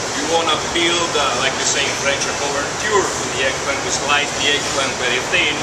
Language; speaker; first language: English; non-native, fluent; Italian